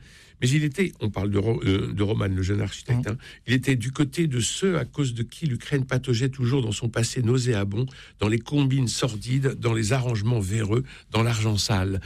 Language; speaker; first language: French; native; French